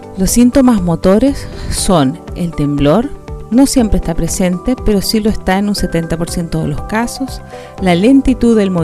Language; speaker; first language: Spanish; native; Spanish